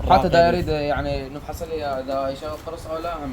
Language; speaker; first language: Arabic; native; Arabic